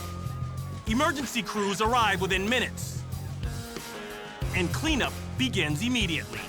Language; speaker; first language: English; native; English